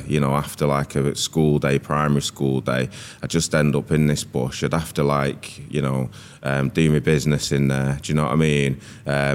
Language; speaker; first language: English; native; English